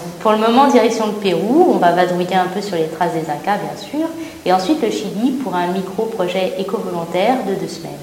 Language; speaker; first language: French; native; French